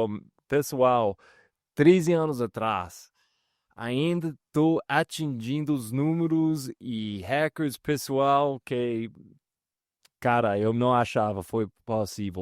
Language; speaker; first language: Portuguese; non-native, fluent; English